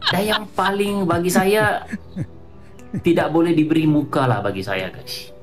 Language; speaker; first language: Malay; native; Malay